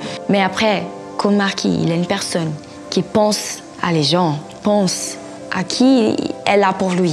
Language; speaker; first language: French; non-native, fluent; Portuguese